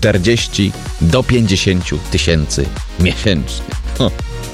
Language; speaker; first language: Polish; native; Polish